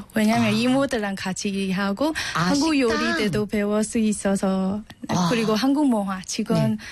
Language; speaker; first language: Korean; non-native, learner; Burmese